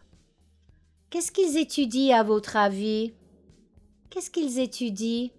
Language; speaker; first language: French; non-native, fluent; English